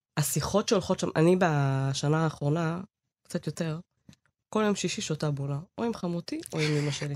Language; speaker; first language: Hebrew; early bilingual, other home language; Amharic